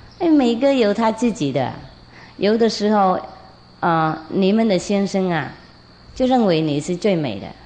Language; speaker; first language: Chinese; non-native, fluent; Vietnamese